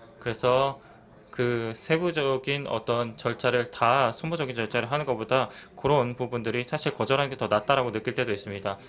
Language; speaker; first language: Korean; native; Korean